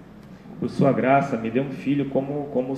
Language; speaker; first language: Portuguese; native; Portuguese